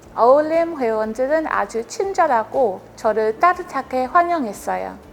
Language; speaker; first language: Korean; non-native, fluent; English